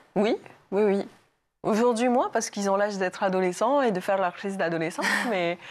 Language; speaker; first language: French; native; French